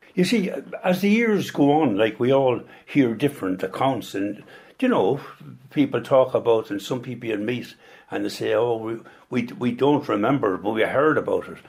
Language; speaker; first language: English; native; English